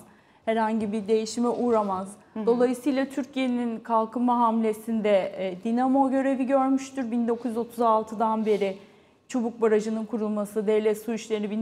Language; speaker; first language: Turkish; native; Turkish